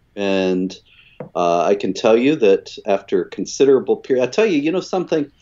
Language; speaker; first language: English; native; English